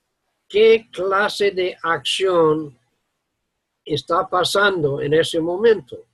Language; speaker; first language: Spanish; non-native, learner; English